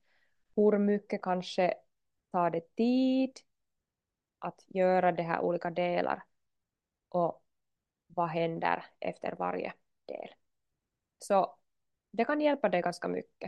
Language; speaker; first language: Swedish; non-native, local second language; Finnish